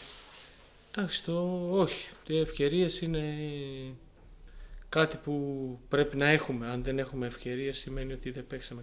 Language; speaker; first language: Greek; non-native, fluent; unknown